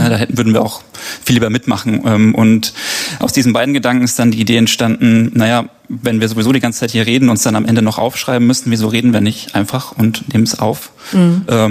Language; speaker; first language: German; native; German